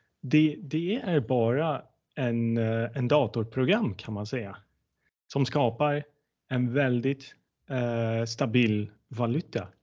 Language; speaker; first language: Swedish; non-native, fluent; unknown